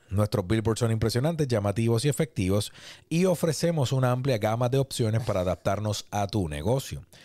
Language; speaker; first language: Spanish; native; Spanish